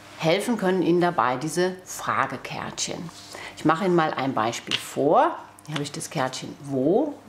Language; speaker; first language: German; native; German